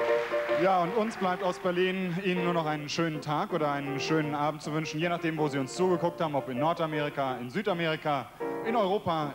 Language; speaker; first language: German; native; German